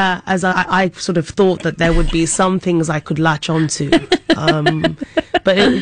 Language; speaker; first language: English; native; English